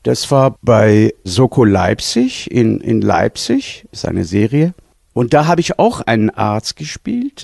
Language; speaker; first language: German; non-native, fluent; Persian